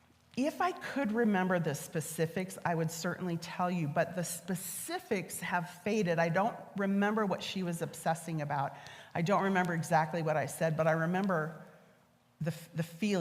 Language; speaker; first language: English; native; English